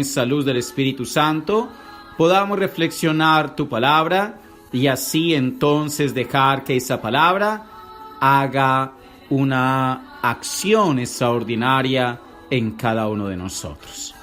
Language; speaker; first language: Spanish; native; Spanish